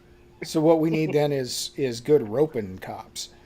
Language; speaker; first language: English; native; English